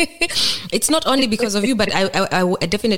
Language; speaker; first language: English; non-native, local second language; Kikuyu